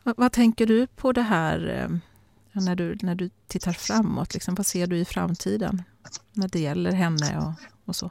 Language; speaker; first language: Swedish; native; Swedish